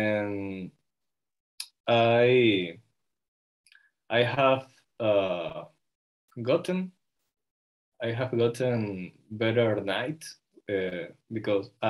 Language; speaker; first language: English; non-native, learner; Spanish